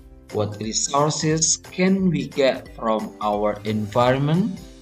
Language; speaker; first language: English; non-native, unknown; Indonesian